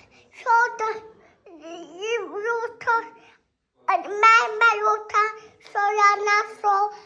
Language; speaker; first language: Turkish; non-native, learner; Azerbaijani